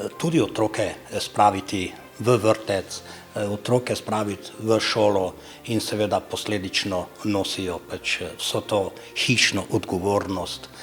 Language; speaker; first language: Slovenian; non-native, local second language; Romany